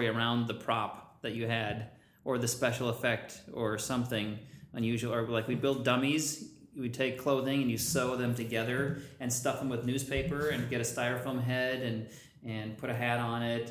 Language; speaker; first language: English; native; English